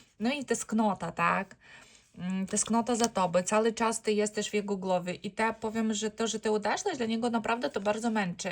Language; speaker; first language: Polish; non-native, learner; Ukrainian